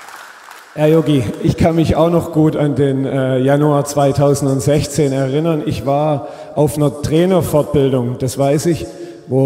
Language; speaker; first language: German; native; German